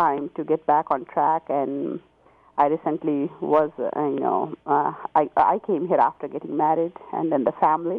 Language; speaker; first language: English; non-native, local second language; Hindi